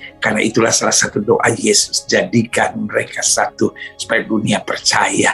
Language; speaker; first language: Indonesian; native; Indonesian